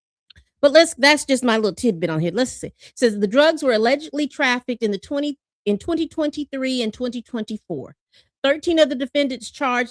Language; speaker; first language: English; native; English